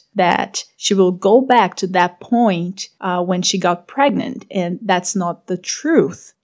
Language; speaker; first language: English; non-native, fluent; Portuguese